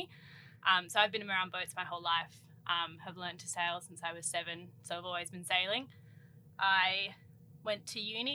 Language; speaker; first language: English; native; English